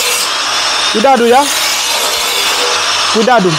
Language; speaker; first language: Portuguese; non-native, learner; Vietnamese